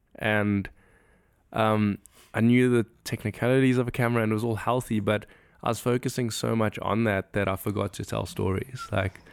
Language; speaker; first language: English; native; English